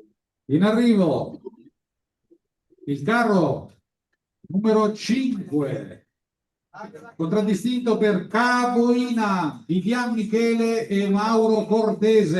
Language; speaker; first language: Italian; native; Italian